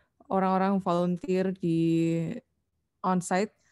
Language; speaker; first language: Indonesian; non-native, learner; English